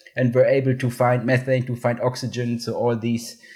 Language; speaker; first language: English; non-native, fluent; German